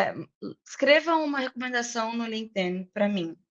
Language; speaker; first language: Portuguese; non-native, fluent; English